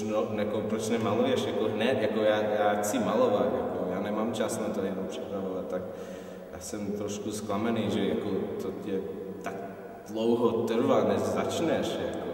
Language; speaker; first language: Czech; non-native, fluent; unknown